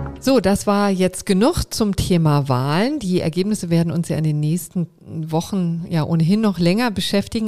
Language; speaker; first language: German; native; German